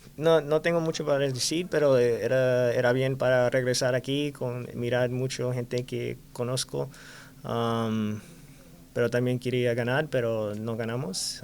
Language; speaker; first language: Spanish; early bilingual, heritage; Spanish